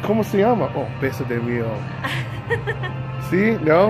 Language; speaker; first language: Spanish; non-native, learner; English